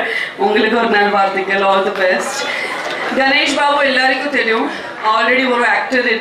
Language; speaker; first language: Tamil; non-native, learner; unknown